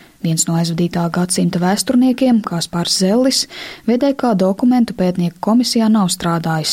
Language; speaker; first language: Latvian; native; Latvian